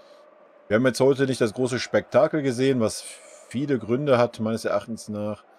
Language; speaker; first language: German; native; German